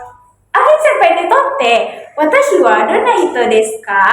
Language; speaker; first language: Japanese; non-native, learner; Indonesian